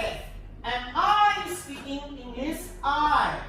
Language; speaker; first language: English; non-native, fluent; Indonesian